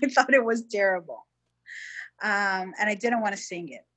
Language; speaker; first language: English; early bilingual, other home language; Hebrew